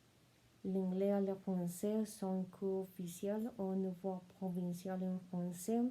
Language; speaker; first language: French; non-native, learner; Spanish